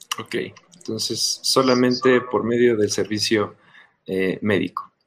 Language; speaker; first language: Spanish; native; Spanish